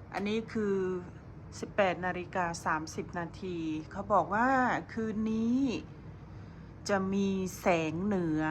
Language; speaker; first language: Thai; native; Thai